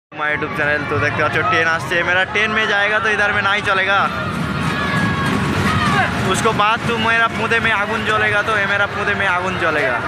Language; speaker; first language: Hindi; non-native, local second language; Bangla